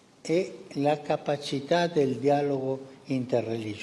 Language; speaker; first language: Italian; non-native, fluent; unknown